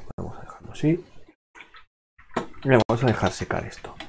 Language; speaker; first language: Spanish; non-native, local second language; Catalan